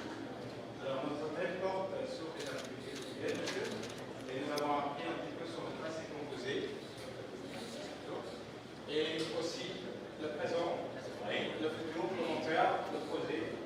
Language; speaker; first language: French; non-native, fluent; Indonesian